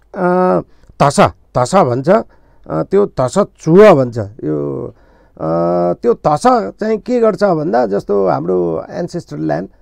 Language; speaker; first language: Nepali; non-native, local second language; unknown